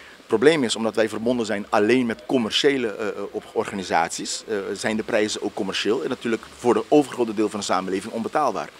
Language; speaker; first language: Dutch; non-native, local second language; Papiamento